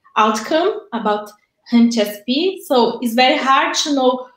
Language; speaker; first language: English; non-native, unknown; Portuguese